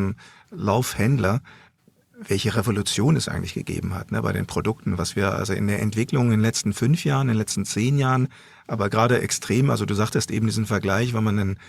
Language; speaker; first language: German; native; German